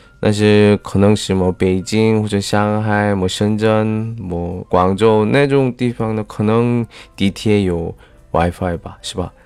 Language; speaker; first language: Chinese; non-native, fluent; Korean